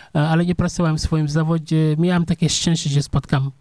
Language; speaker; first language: Polish; non-native, fluent; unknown